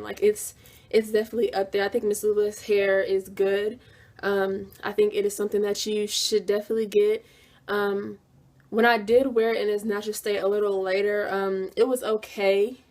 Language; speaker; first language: English; native; English